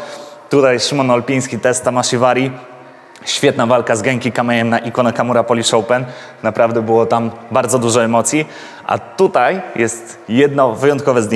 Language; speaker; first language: Polish; native; Polish